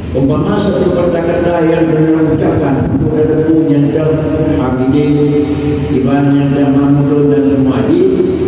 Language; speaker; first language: Malay; non-native, local second language; Achinese